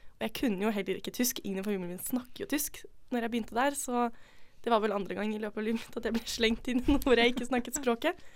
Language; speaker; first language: Norwegian; non-native, local second language; Icelandic